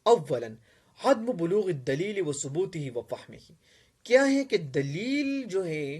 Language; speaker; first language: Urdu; non-native, local second language; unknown